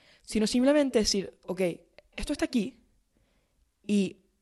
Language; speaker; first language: Spanish; native; Spanish